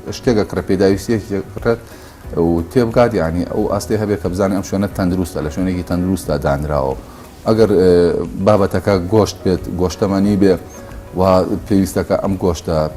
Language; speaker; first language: Central Kurdish; native; Central Kurdish